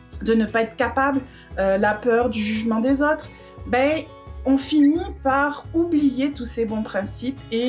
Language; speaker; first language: French; native; French